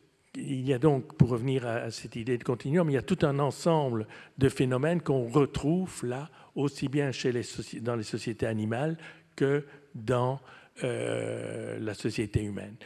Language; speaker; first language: French; native; French